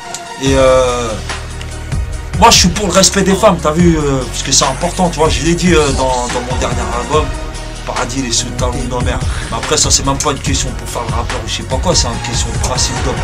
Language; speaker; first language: French; early bilingual, other home language; Arabic